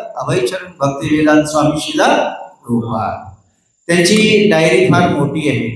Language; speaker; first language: Marathi; non-native, local second language; Hindi